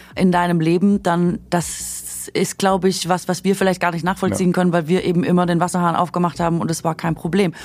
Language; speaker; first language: German; native; German